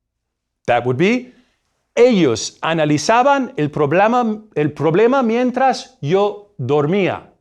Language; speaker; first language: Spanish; non-native, fluent; English